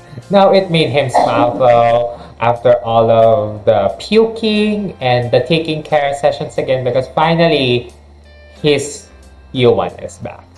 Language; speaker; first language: English; non-native, local second language; Filipino